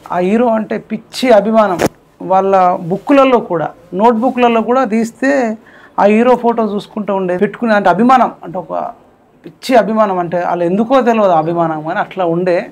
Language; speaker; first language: Telugu; native; Telugu